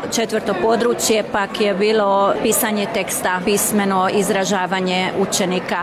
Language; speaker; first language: Croatian; early bilingual, heritage; Croatian